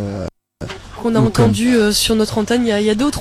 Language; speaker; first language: French; native; French